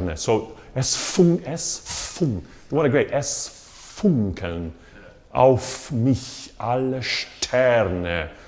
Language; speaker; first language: German; non-native, fluent; English